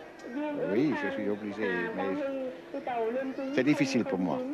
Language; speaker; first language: French; non-native, fluent; Swiss German